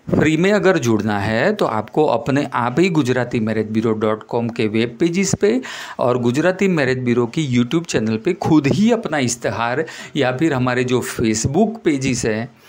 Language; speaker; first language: Hindi; non-native, local second language; Gujarati